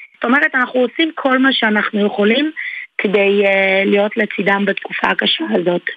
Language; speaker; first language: Hebrew; early bilingual, other home language; Armenian